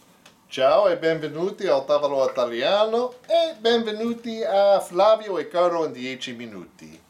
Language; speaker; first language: Italian; non-native, learner; English